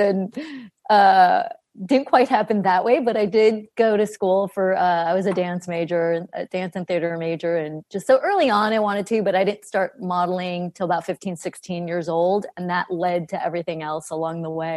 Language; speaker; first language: English; early bilingual, other home language; Greek